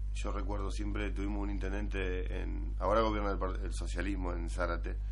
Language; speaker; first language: Spanish; native; Spanish